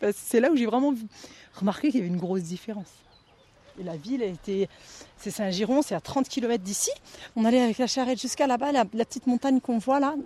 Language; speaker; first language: French; native; French